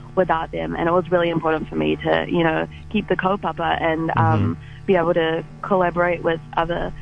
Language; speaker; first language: English; native; English